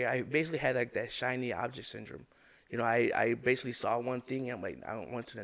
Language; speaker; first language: English; native; English